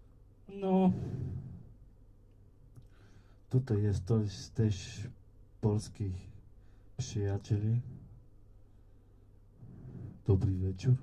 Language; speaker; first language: Polish; non-native, learner; Bulgarian